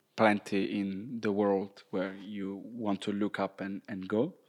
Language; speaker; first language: English; non-native, fluent; Italian